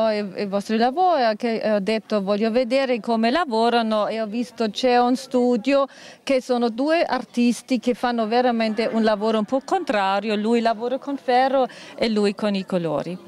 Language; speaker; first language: Italian; non-native, fluent; German